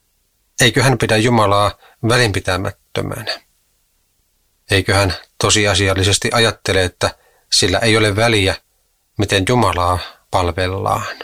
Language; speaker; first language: Finnish; native; Finnish